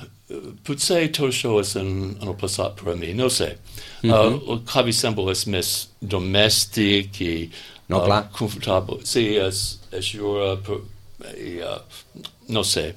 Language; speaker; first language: Catalan; non-native, learner; English